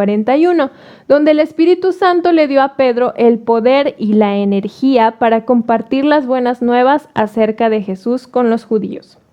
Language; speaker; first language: Spanish; native; Spanish